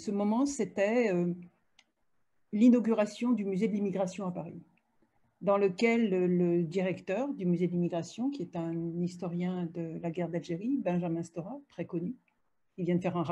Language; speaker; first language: French; native; French